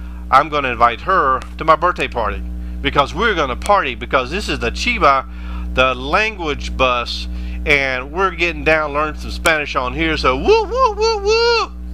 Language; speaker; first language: English; native; English